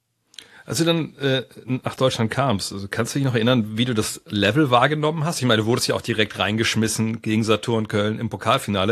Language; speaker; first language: German; native; German